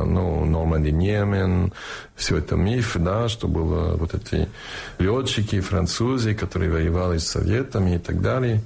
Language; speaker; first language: Russian; non-native, fluent; English